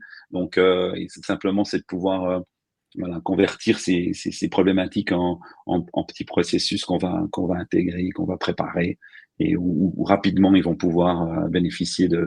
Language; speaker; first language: French; native; French